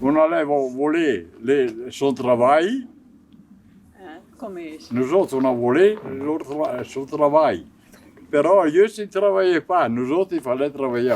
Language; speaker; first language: French; non-native, fluent; Italian